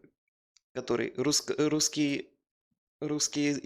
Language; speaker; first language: Russian; early bilingual, heritage; Russian